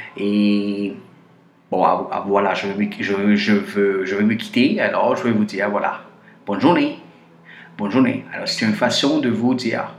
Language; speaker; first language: French; non-native, fluent; Portuguese